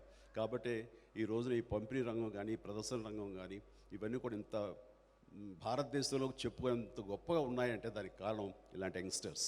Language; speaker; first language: Telugu; native; Telugu